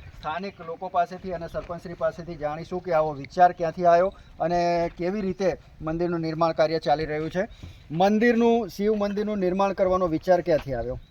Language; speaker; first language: Gujarati; native; Gujarati